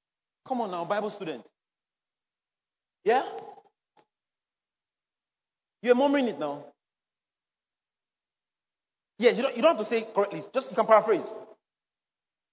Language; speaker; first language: English; non-native, local second language; Bini